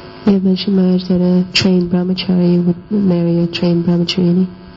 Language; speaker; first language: English; non-native, fluent; Hungarian